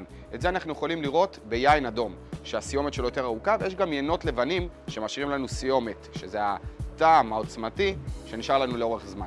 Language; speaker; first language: Hebrew; native; Hebrew